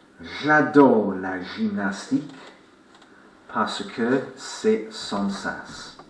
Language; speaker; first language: French; non-native, fluent; English